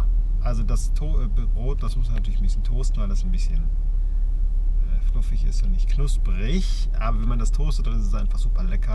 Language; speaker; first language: German; native; German